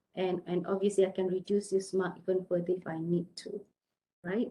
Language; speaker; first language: English; non-native, local second language; Malay